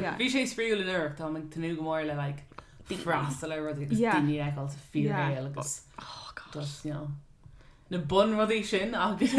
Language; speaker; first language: Irish; non-native, local second language; English